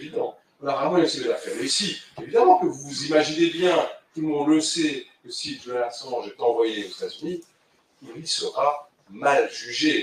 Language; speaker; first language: French; native; French